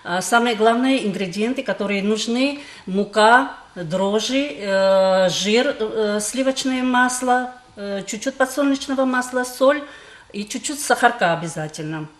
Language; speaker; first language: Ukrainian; non-native, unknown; Georgian